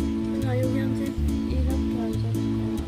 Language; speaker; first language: Korean; non-native, learner; Dutch